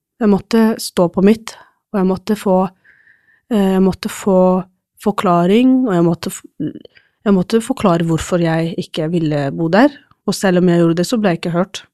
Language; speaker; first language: Norwegian; non-native, fluent; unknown